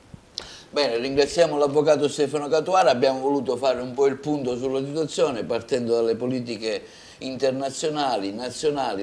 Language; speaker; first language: Italian; native; Italian